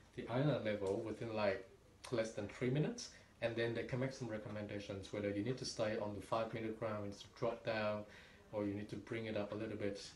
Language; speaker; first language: English; non-native, fluent; Vietnamese